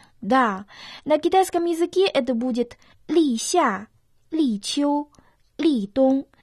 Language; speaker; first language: Russian; non-native, fluent; Chinese